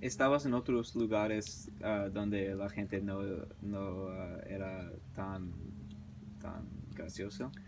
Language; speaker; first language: Spanish; early bilingual, heritage; English